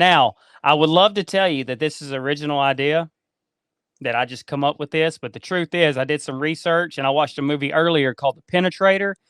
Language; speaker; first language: English; native; English